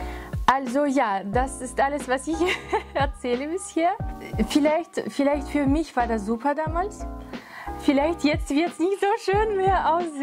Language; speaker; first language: German; non-native, fluent; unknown